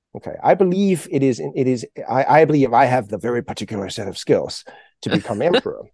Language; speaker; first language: English; early bilingual, other home language; Chinese